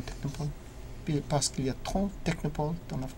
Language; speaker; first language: French; non-native, learner; English